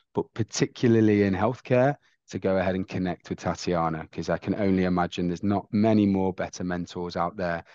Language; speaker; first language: English; native; English